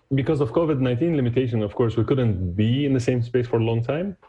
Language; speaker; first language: English; non-native, fluent; Arabic